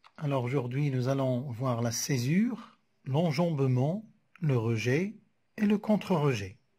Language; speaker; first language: French; non-native, local second language; Arabic